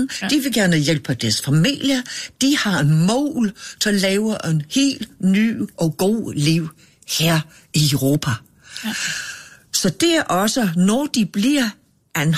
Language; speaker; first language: Danish; non-native, fluent; English